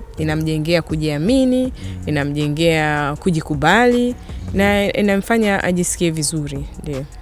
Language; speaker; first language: Swahili; native; Swahili